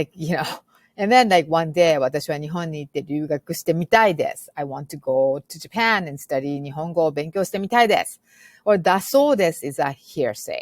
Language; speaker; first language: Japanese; non-native, fluent; English